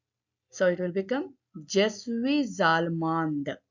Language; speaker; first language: French; non-native, learner; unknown